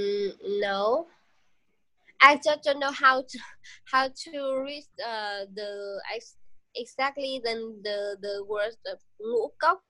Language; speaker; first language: English; non-native, learner; Vietnamese